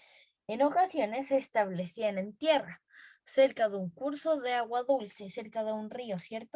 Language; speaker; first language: Spanish; native; Spanish